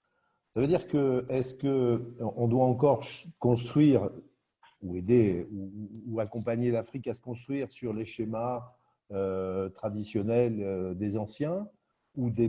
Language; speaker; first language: French; native; French